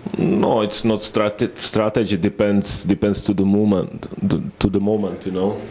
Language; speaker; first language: English; non-native, fluent; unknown